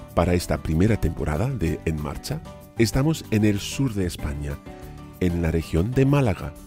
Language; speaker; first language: Spanish; non-native, fluent; English